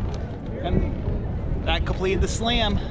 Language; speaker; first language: English; native; English